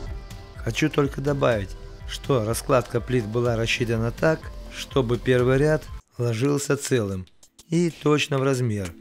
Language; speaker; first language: Russian; native; Russian